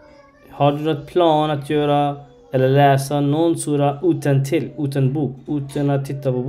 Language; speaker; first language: Swedish; non-native, learner; Arabic